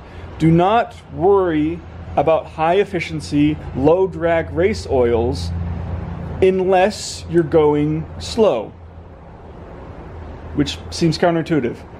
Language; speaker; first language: English; native; English